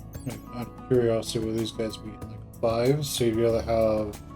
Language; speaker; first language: English; native; English